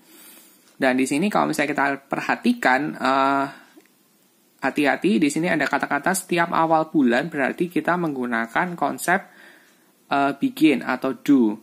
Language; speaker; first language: Indonesian; native; Indonesian